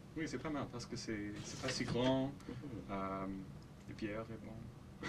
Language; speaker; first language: French; non-native, local second language; English